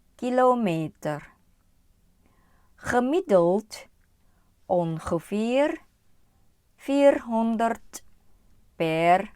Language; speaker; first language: Dutch; non-native, learner; Thai